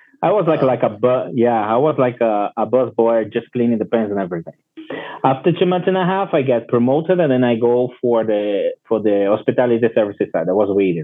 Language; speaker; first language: English; non-native, learner; Portuguese